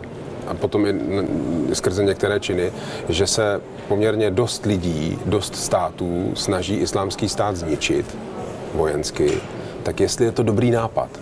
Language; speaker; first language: Czech; native; Czech